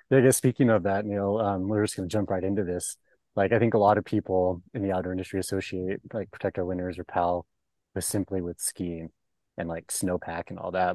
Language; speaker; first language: English; native; English